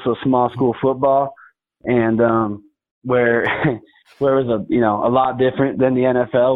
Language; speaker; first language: English; native; English